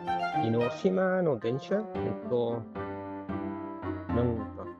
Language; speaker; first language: Japanese; non-native, learner; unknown